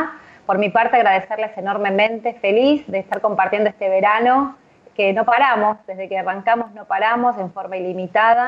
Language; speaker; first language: Spanish; native; Spanish